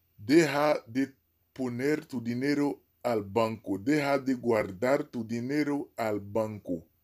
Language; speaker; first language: Spanish; non-native, fluent; Haitian Creole